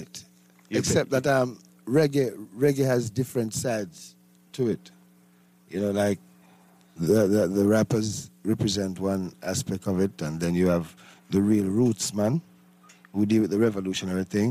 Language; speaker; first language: English; non-native, local second language; Jamaican Creole English